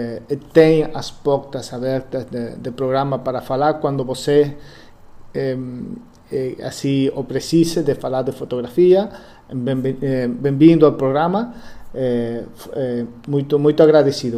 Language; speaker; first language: Portuguese; non-native, learner; Spanish